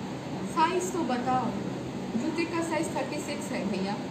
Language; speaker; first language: Hindi; non-native, local second language; Bangla